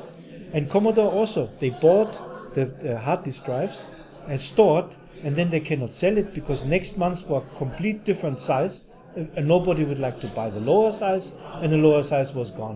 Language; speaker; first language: English; non-native, fluent; German